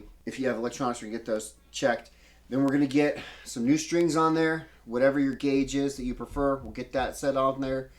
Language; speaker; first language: English; native; English